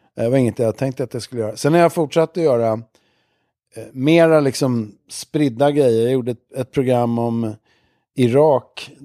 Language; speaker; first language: Swedish; native; Swedish